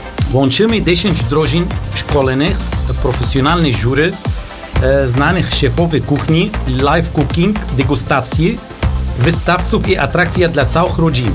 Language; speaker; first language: Polish; non-native, learner; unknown